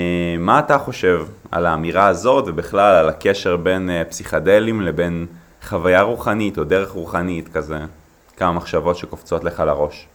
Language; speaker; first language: Hebrew; native; Hebrew